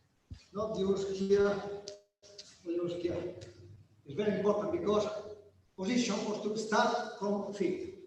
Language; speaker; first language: English; non-native, learner; Italian